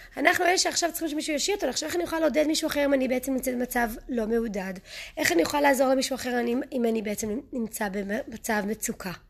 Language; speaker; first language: Hebrew; early bilingual, other home language; English